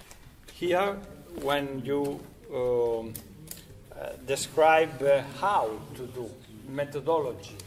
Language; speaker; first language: English; non-native, learner; Italian